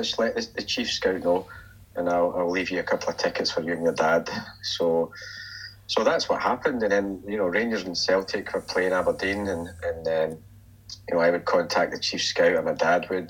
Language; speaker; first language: English; native; English